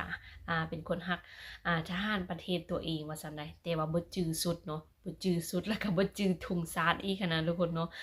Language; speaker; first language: Thai; non-native, local second language; Lao